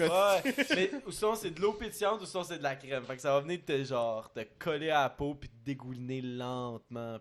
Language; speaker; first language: French; native; French